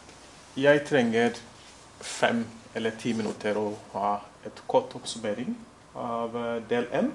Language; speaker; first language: Norwegian; non-native, fluent; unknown